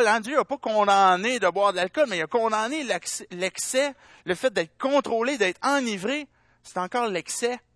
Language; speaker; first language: French; native; French